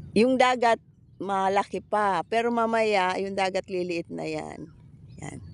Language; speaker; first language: Filipino; non-native, local second language; Waray